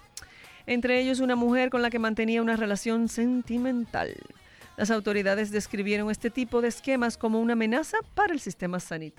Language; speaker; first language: Spanish; native; Spanish